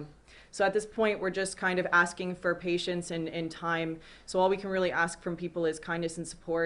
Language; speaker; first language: English; native; English